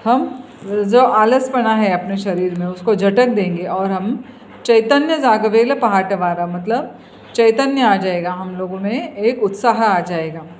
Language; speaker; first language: Hindi; non-native, local second language; Marathi